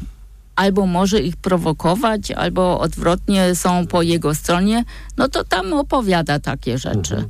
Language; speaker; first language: Polish; non-native, fluent; German